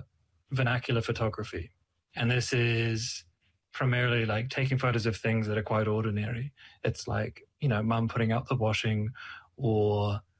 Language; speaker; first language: English; native; English